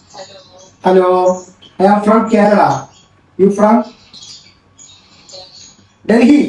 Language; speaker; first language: English; non-native, local second language; Malayalam